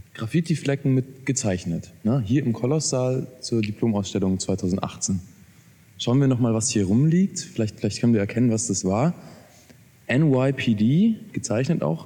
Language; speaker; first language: German; native; German